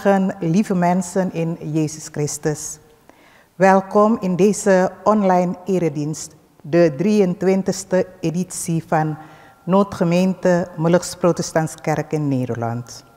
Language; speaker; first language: Dutch; early bilingual, other home language; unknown